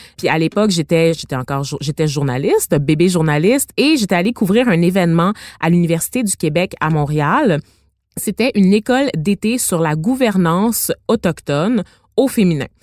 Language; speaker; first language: French; native; French